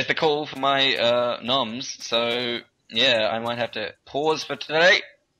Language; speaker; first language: English; native; English